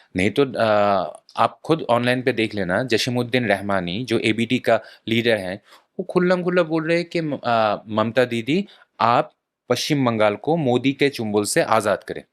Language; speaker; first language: Hindi; non-native, local second language; Bangla